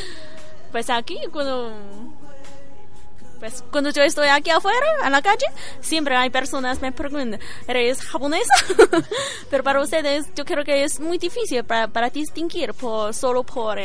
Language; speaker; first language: Spanish; non-native, learner; Chinese